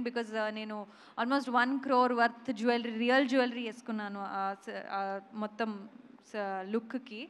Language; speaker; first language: Telugu; non-native, local second language; Kannada